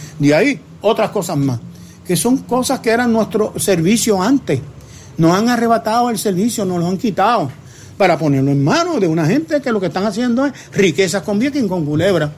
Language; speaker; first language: Spanish; native; Spanish